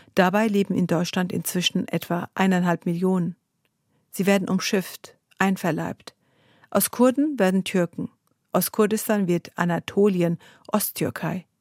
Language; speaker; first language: German; early bilingual, other home language; Zaza